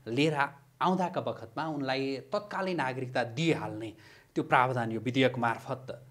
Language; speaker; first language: Nepali; native; Nepali